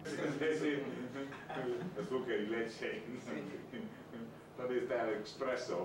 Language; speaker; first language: Spanish; non-native, learner; English